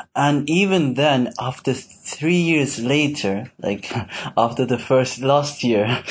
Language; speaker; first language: English; non-native, fluent; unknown